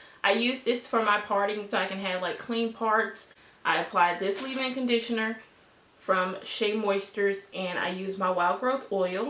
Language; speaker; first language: English; native; English